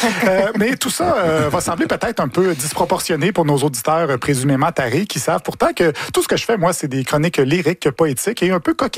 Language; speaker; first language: French; native; French